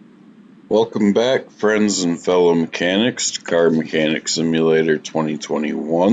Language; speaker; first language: English; native; English